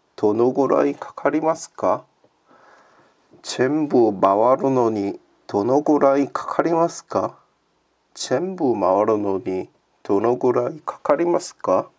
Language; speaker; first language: Japanese; non-native, learner; Korean